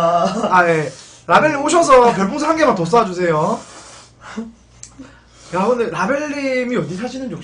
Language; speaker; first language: Korean; native; Korean